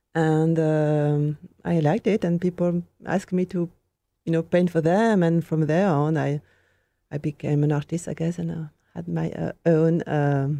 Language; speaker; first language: English; non-native, fluent; French